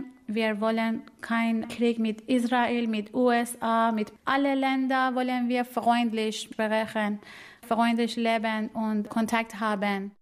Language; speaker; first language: German; non-native, learner; Persian